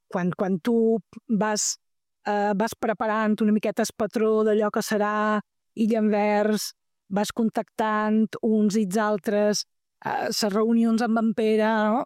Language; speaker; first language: Catalan; native; Catalan